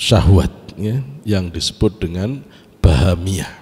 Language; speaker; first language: Indonesian; native; Indonesian